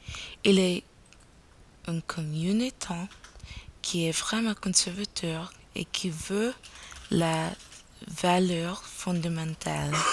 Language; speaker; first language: French; non-native, learner; English